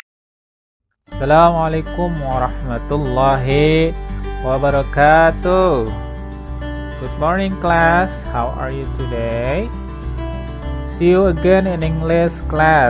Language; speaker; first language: English; non-native, learner; Indonesian